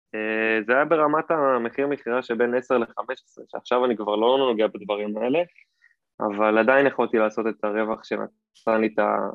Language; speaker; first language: Hebrew; native; Hebrew